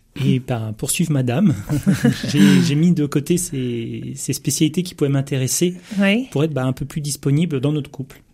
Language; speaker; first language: French; native; French